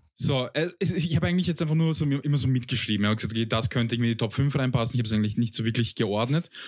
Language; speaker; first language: German; early bilingual, other home language; Bosnian